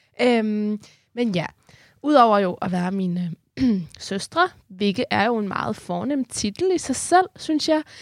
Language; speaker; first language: Danish; early bilingual, other home language; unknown